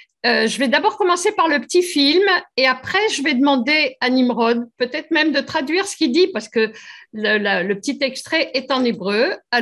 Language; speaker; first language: French; native; French